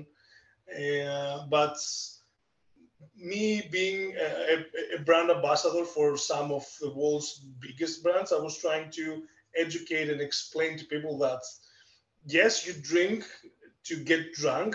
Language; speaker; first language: English; non-native, fluent; Greek